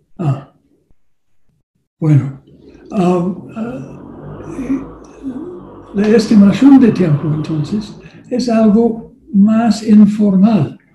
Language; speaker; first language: Spanish; non-native, learner; English